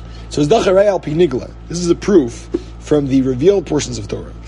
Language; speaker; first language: English; native; English